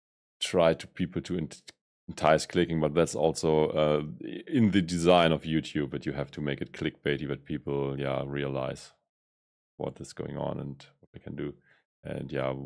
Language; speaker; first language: English; non-native, fluent; German